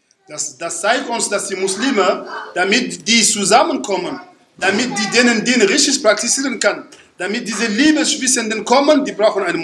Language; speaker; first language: German; non-native, fluent; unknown